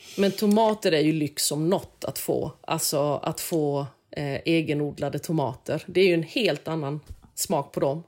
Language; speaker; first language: Swedish; native; Swedish